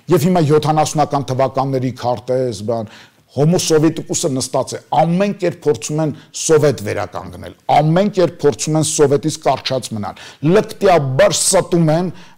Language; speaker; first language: Armenian; native; Armenian